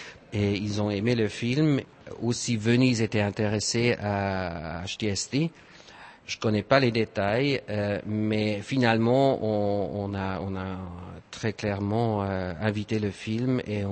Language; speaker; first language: French; non-native, fluent; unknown